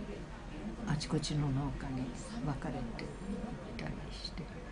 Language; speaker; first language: Japanese; native; Japanese